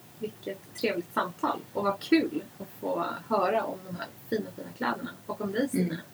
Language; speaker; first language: Swedish; native; Swedish